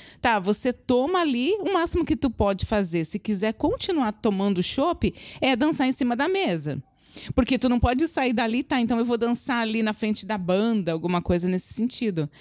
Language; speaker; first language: Portuguese; native; Portuguese